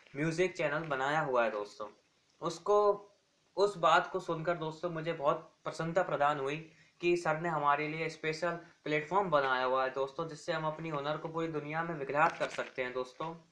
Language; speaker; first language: Hindi; native; Hindi